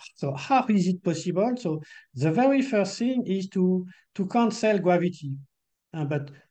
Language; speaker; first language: English; non-native, fluent; French